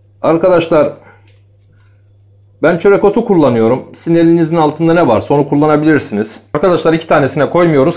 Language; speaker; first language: Turkish; native; Turkish